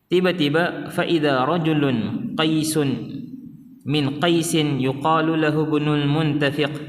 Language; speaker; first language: Arabic; non-native, fluent; Malay